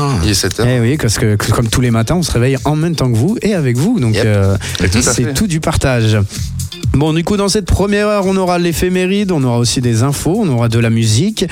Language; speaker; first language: French; native; French